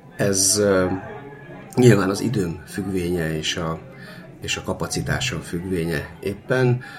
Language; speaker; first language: Hungarian; native; Hungarian